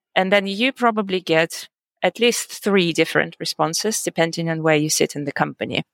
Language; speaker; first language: English; non-native, fluent; Russian